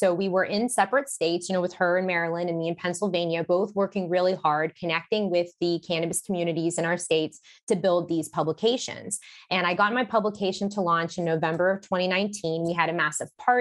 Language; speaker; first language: English; native; English